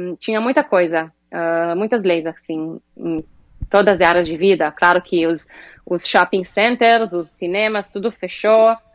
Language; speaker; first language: Portuguese; early bilingual, heritage; Portuguese